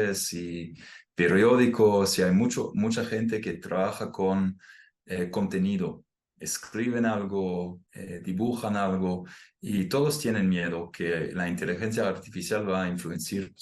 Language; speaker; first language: Spanish; non-native, fluent; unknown